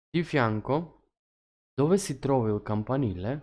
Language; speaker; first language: Italian; non-native, fluent; Macedonian